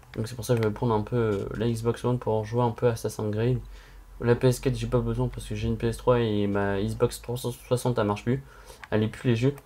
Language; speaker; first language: French; native; French